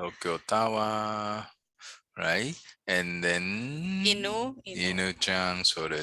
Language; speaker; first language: Japanese; non-native, fluent; English